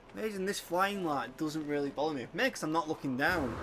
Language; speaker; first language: English; native; English